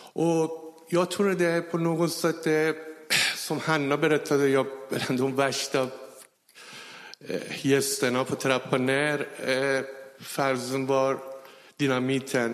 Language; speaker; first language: Swedish; non-native, fluent; Persian